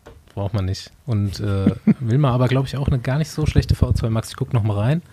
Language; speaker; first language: German; native; German